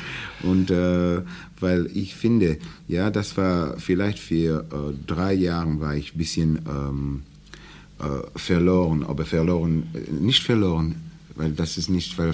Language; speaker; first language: German; non-native, learner; English